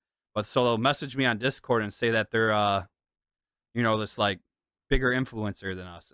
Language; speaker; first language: English; native; English